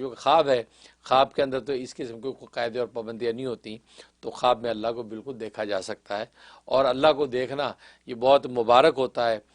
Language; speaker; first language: Urdu; native; Urdu